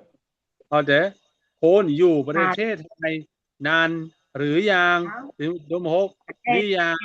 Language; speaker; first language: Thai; non-native, fluent; Burmese